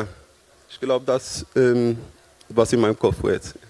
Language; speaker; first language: German; non-native, fluent; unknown